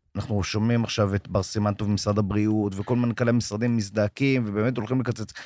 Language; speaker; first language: Hebrew; native; Hebrew